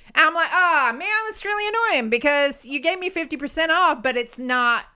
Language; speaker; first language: English; native; English